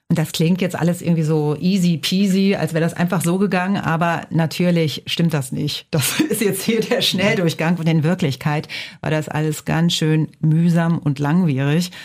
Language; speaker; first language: German; native; German